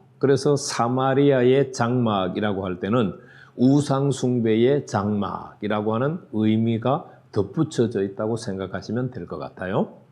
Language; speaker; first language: Korean; native; Korean